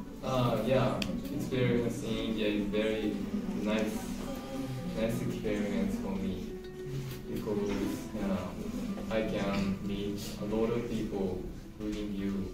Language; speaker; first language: English; non-native, learner; Japanese